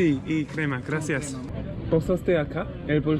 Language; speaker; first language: Spanish; non-native, learner; English